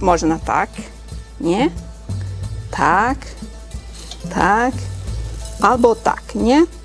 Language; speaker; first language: Polish; non-native, learner; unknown